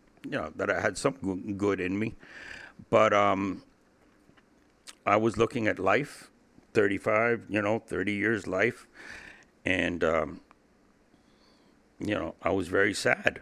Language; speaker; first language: English; early bilingual, other home language; Spanish